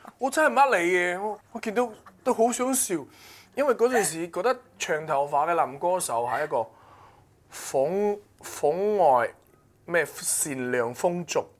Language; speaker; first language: Cantonese; non-native, fluent; Chinese